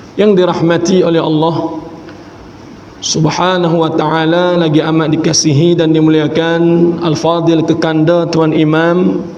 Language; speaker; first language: Malay; native; Malay